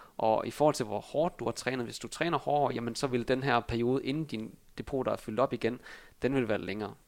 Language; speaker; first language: Danish; early bilingual, other home language; Vietnamese